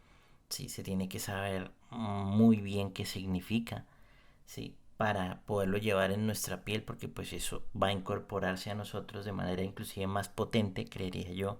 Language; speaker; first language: Spanish; native; Spanish